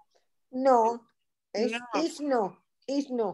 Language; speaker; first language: English; non-native, learner; Spanish